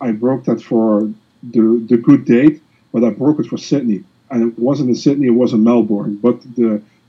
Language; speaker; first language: English; non-native, fluent; Dutch